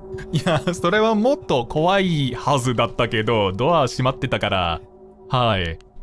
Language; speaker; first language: Japanese; non-native, fluent; English